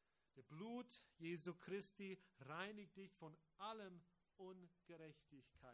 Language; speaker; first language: German; non-native, fluent; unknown